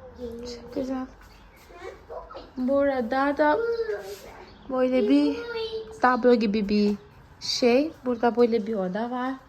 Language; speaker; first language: Turkish; non-native, fluent; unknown